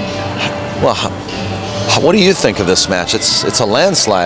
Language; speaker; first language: English; native; English